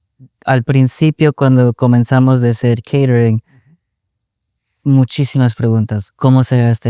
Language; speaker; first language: Spanish; early bilingual, other home language; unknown